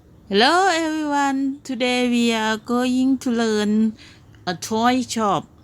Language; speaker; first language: English; non-native, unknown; Thai